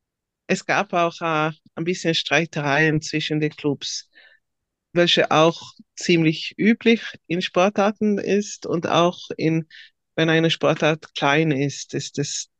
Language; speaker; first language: German; non-native, fluent; Swedish